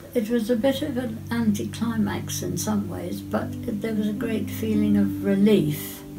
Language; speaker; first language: English; native; English